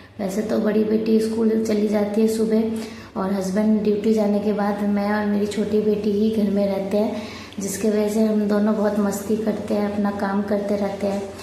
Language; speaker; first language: Hindi; non-native, local second language; Bangla